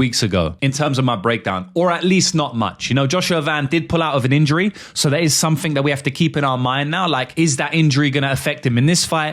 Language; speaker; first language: English; native; English